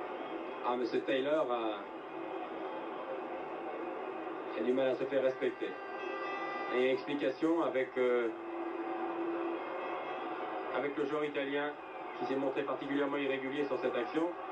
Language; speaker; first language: French; native; French